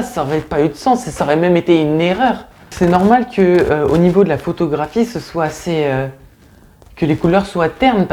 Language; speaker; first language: French; native; French